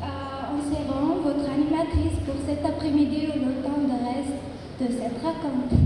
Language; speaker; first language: French; non-native, fluent; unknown